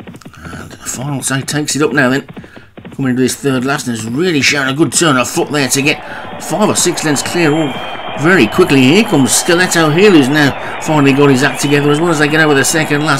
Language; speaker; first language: English; native; English